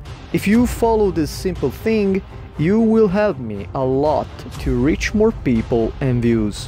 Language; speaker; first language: English; non-native, fluent; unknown